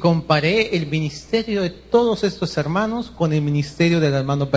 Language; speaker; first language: Spanish; native; Spanish